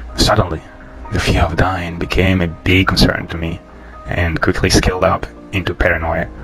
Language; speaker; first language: English; non-native, fluent; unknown